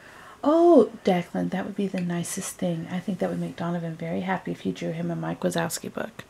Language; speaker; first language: English; native; English